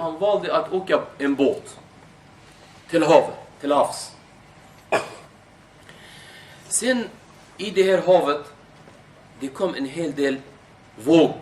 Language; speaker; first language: Swedish; non-native, fluent; Arabic